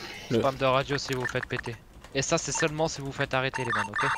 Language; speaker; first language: French; native; French